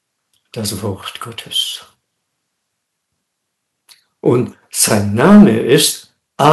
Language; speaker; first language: German; non-native, fluent; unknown